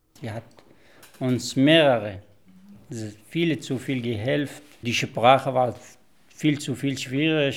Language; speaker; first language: German; non-native, learner; Arabic